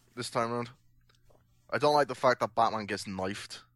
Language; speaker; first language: English; native; English